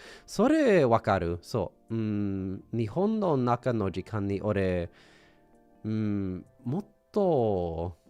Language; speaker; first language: Japanese; non-native, learner; English